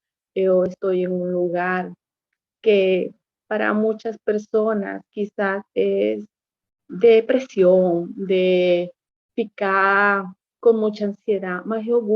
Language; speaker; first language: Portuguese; non-native, learner; Spanish